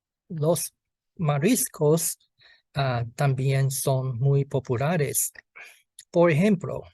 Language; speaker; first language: Spanish; non-native, learner; Chinese